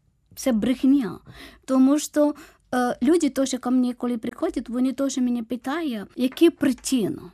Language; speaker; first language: Ukrainian; non-native, learner; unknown